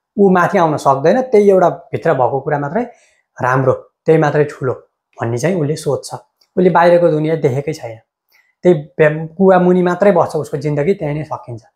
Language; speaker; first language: Nepali; native; Nepali